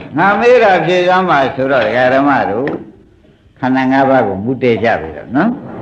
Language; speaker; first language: Burmese; native; Burmese